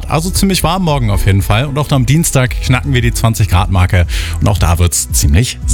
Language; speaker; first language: German; native; German